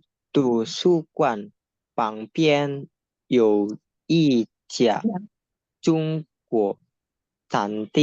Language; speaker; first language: Chinese; non-native, learner; Indonesian